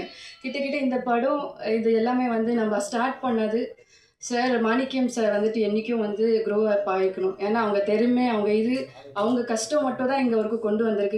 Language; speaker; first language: Tamil; non-native, fluent; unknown